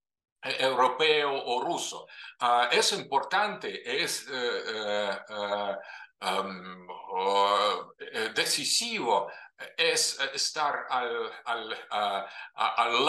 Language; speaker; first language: Spanish; non-native, fluent; Russian